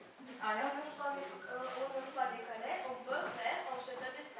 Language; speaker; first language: French; non-native, learner; Ukrainian